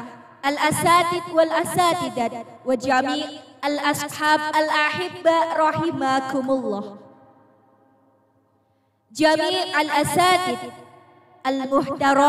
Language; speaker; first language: Arabic; non-native, fluent; Indonesian